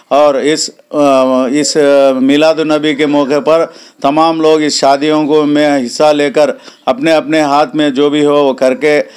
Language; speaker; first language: Hindi; non-native, local second language; Urdu